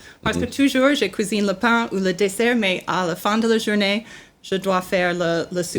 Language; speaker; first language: French; non-native, learner; English